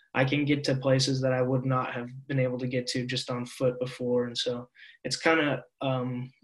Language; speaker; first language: English; native; English